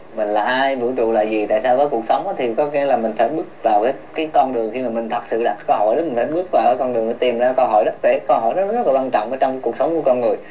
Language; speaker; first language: Vietnamese; early bilingual, heritage; Vietnamese